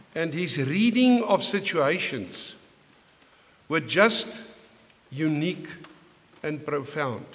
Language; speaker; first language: English; non-native, local second language; Afrikaans